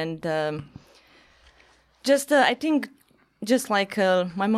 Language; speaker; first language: English; non-native, fluent; Bosnian